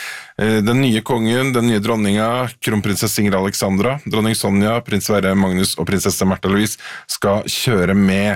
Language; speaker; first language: Norwegian; native; Norwegian